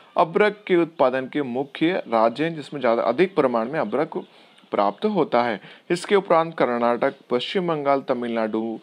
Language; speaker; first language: Hindi; non-native, local second language; Gujarati